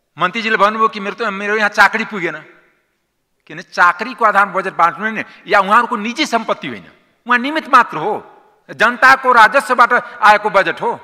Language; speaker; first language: Nepali; non-native, local second language; Maithili